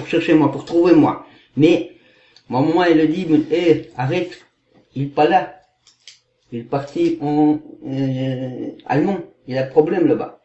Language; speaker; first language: French; non-native, learner; Kazakh